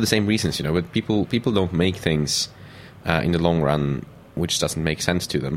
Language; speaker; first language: English; non-native, fluent; Swedish